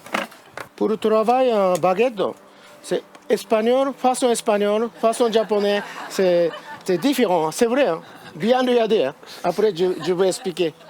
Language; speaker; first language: French; non-native, learner; Japanese